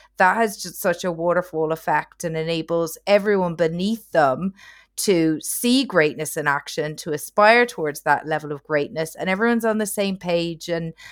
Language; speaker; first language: English; native; English